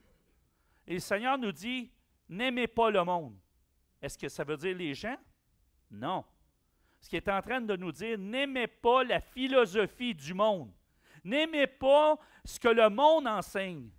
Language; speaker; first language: French; native; French